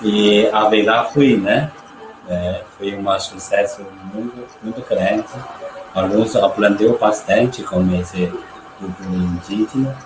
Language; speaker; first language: Portuguese; non-native, learner; Chinese